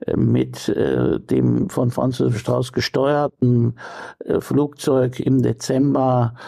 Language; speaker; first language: German; native; German